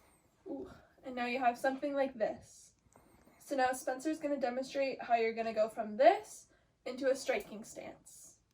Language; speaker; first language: English; native; English